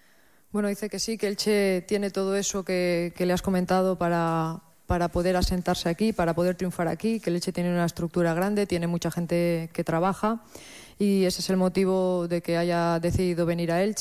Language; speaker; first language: Spanish; native; Spanish